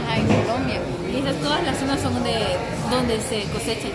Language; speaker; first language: Spanish; native; Spanish